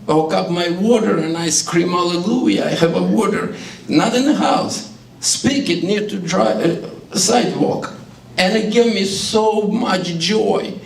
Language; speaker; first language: English; non-native, learner; Estonian